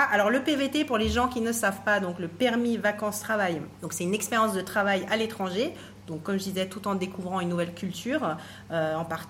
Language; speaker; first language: French; native; French